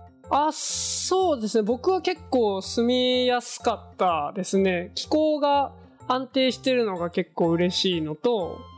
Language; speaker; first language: Japanese; native; Japanese